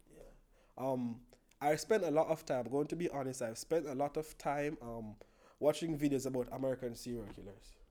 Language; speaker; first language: English; non-native, local second language; Jamaican Creole English